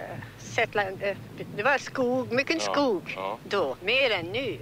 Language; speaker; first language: Swedish; early bilingual, heritage; Swedish